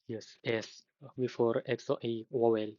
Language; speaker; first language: English; non-native, fluent; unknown